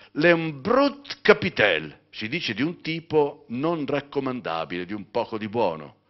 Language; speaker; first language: Italian; native; Italian